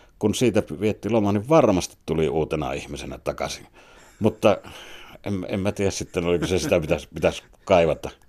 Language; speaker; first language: Finnish; native; Finnish